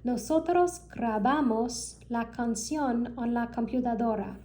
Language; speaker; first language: Spanish; non-native, learner; English